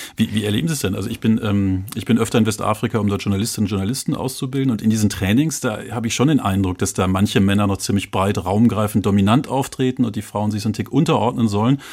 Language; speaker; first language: German; native; German